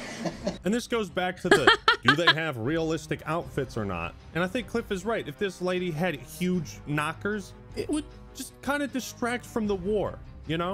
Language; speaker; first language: English; native; English